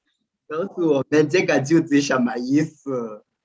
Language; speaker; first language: Chinese; non-native, fluent; Swahili